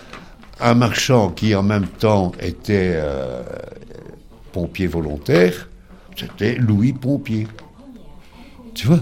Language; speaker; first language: French; native; French